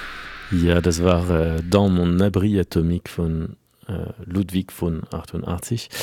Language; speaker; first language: German; non-native, fluent; French